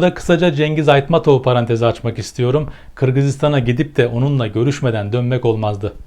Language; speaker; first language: Turkish; native; Turkish